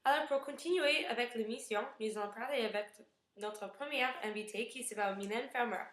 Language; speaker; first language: French; non-native, learner; English